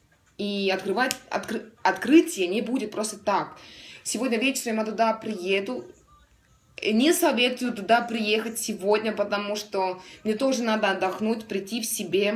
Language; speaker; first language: Russian; non-native, learner; Estonian